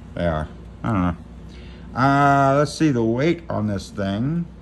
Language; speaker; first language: English; native; English